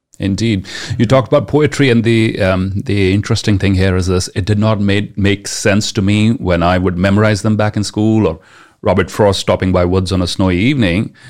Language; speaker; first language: English; non-native, local second language; Punjabi